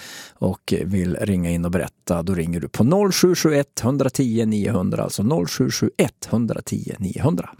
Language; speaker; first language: Swedish; native; Swedish